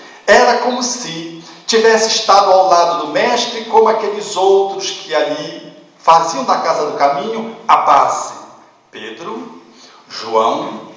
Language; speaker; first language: Portuguese; native; Portuguese